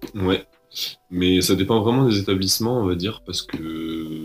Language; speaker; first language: French; native; French